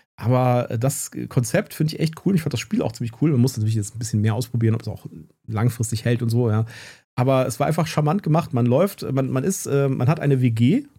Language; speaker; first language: German; native; German